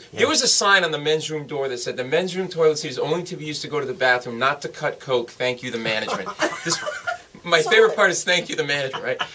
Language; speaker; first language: English; native; English